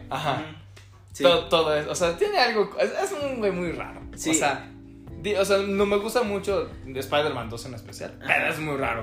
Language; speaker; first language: Spanish; native; Spanish